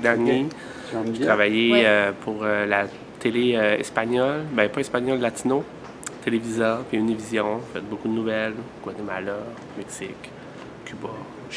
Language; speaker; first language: French; native; French